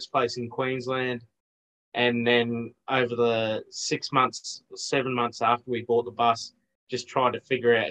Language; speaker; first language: English; native; English